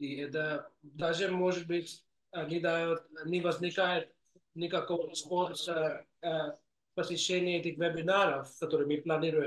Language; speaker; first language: Russian; non-native, fluent; English